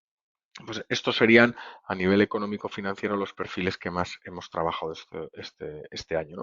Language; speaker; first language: Spanish; native; Spanish